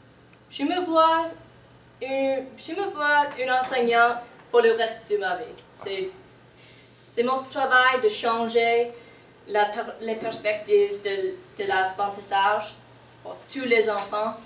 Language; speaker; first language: French; non-native, learner; English